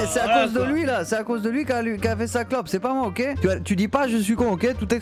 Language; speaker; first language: French; native; French